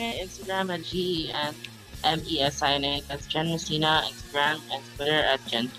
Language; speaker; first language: English; non-native, local second language; Filipino